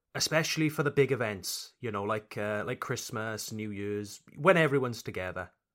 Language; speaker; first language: English; native; English